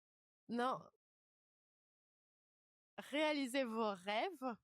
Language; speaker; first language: French; native; French